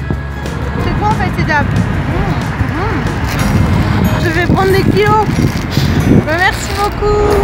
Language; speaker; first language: French; native; French